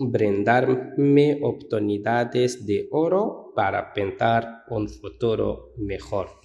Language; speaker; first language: Spanish; non-native, learner; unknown